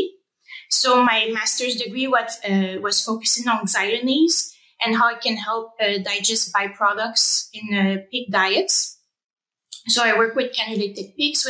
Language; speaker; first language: English; non-native, fluent; French